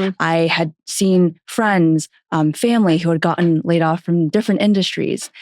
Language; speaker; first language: English; native; English